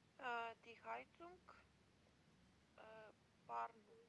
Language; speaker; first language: German; non-native, learner; Macedonian